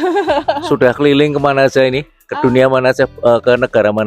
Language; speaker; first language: Indonesian; native; Indonesian